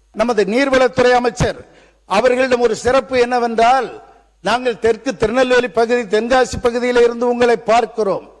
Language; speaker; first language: Tamil; native; Tamil